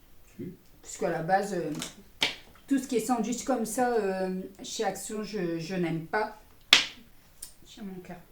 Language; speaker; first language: French; native; French